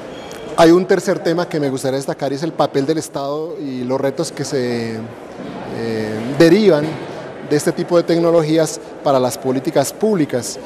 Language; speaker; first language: Spanish; native; Spanish